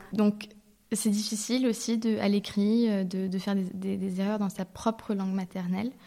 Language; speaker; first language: French; early bilingual, heritage; French